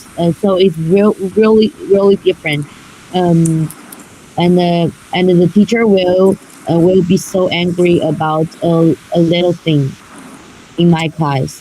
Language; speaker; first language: English; non-native, learner; Chinese